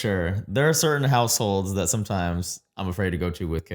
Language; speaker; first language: English; native; English